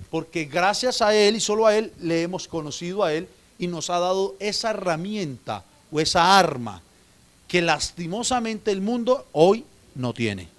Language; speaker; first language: Spanish; native; Spanish